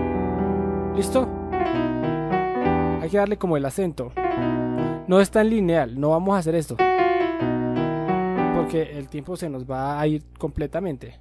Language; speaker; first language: Spanish; native; Spanish